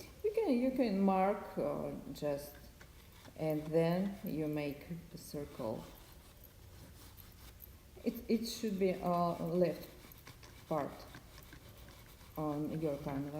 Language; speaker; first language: English; non-native, learner; Russian